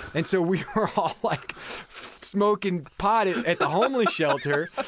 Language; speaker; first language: English; native; English